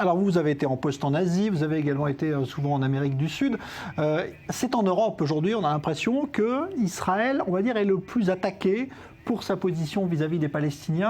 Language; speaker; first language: French; native; French